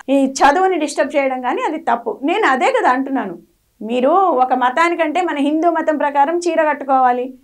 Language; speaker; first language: Telugu; native; Telugu